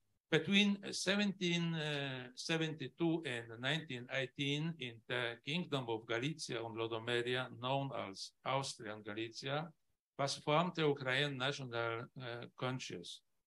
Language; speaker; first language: English; non-native, learner; Polish